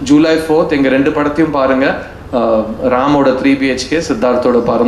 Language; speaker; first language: Tamil; native; Tamil